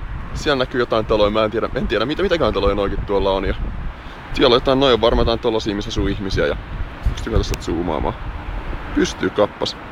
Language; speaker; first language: Finnish; native; Finnish